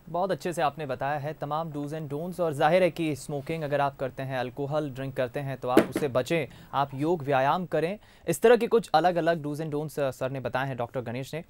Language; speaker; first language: Hindi; native; Hindi